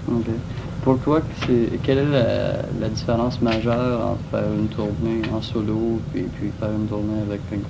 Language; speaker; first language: French; native; French